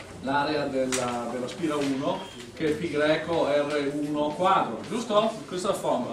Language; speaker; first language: Italian; native; Italian